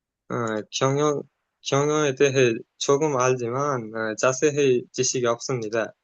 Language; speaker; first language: Korean; non-native, learner; Uzbek